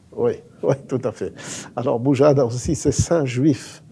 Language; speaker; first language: French; non-native, local second language; Arabic